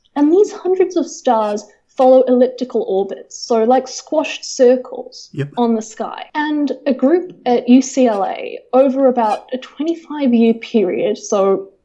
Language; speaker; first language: English; native; English